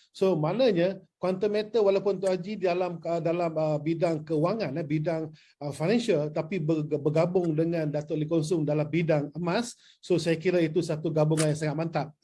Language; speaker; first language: Malay; non-native, local second language; Chinese